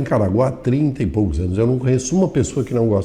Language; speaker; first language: Portuguese; native; Portuguese